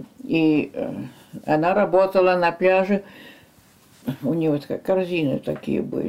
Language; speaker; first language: Russian; early bilingual, heritage; French